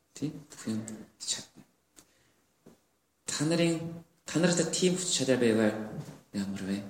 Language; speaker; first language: Mongolian; non-native, learner; Korean